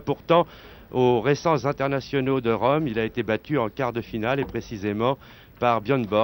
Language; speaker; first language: French; native; French